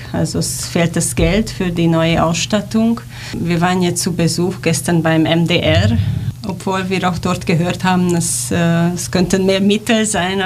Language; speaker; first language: German; non-native, fluent; Romanian